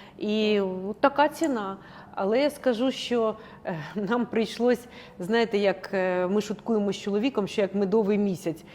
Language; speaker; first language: Ukrainian; non-native, local second language; Russian